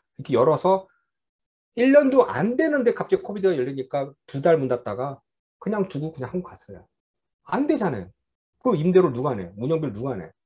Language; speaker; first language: Korean; native; Korean